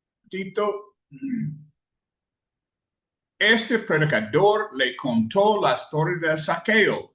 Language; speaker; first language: Spanish; non-native, learner; English